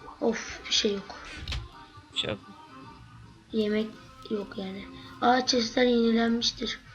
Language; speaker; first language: Turkish; native; Turkish